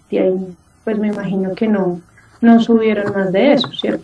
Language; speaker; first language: Spanish; native; Spanish